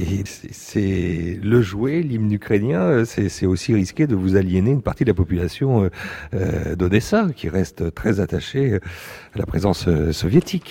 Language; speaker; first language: French; native; French